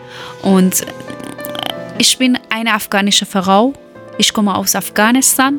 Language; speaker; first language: German; non-native, learner; Persian